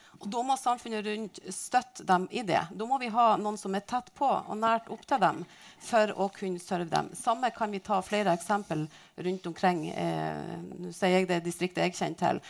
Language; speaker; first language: Norwegian; native; Norwegian